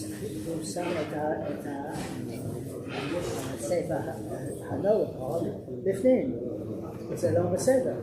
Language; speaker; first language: Hebrew; non-native, fluent; English